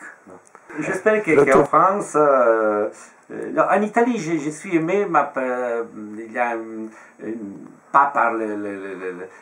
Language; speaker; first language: French; non-native, fluent; Italian